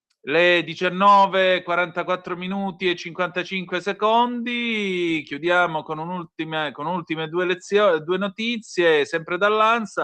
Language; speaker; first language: Italian; native; Italian